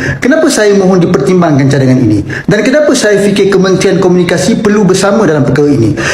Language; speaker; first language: Malay; native; Malay